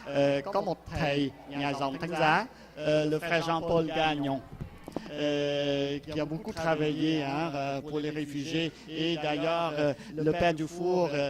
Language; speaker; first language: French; non-native, fluent; Vietnamese